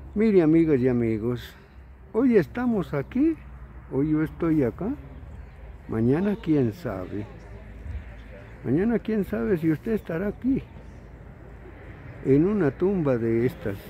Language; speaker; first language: Spanish; native; Spanish